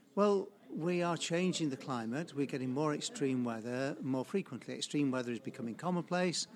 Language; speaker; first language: English; native; English